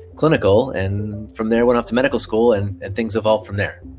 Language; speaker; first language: English; native; English